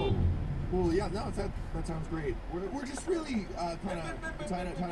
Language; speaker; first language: English; native; English